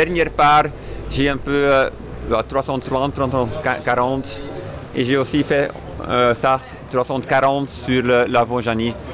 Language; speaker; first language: French; non-native, fluent; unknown